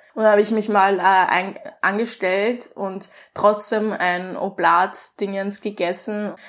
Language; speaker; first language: German; native; German